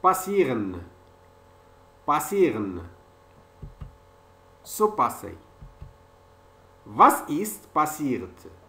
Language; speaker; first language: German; non-native, fluent; French